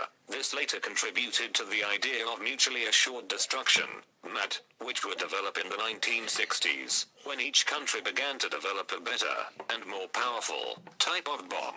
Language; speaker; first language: English; native; English